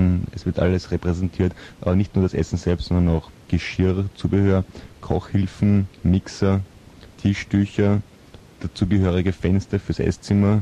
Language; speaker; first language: German; native; German